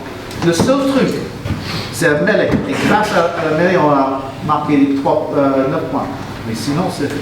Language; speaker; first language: French; non-native, fluent; English